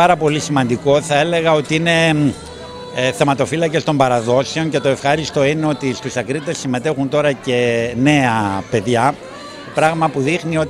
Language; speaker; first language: Greek; native; Greek